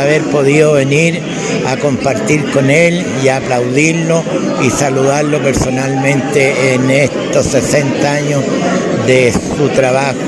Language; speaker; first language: Spanish; native; Spanish